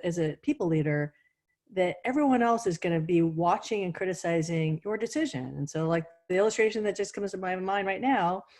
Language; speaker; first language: English; native; English